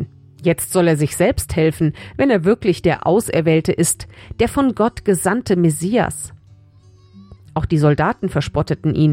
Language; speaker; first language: German; native; German